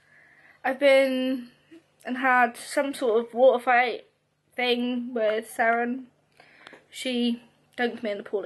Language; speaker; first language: English; native; English